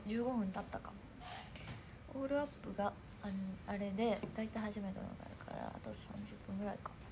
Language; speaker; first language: Japanese; native; Japanese